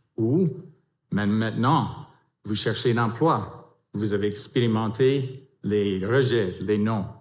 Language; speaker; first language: French; non-native, fluent; English